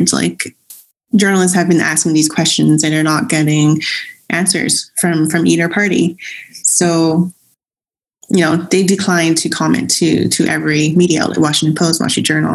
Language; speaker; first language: English; non-native, local second language; Cantonese